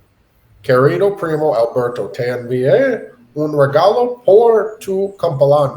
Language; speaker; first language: Spanish; non-native, learner; English